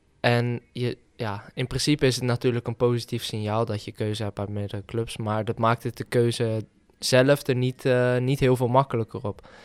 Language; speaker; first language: Dutch; native; Dutch